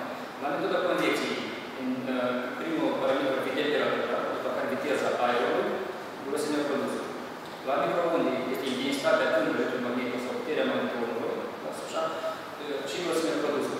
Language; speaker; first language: Romanian; native; Romanian